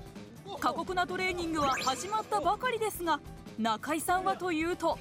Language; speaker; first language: Japanese; native; Japanese